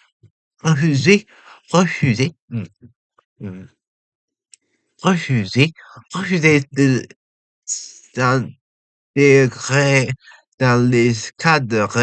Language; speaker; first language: French; non-native, learner; Japanese